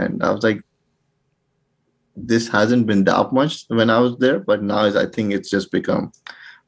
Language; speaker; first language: English; non-native, local second language; Urdu